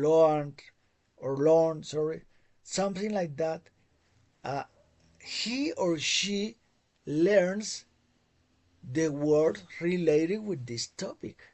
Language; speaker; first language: English; non-native, fluent; Spanish